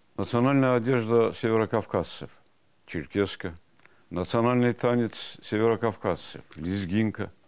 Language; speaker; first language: Russian; non-native, local second language; Avaric